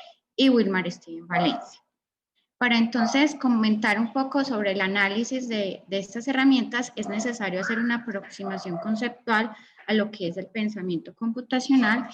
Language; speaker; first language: Spanish; native; Spanish